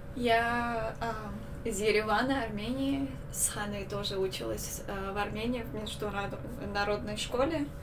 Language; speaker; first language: Russian; non-native, local second language; Armenian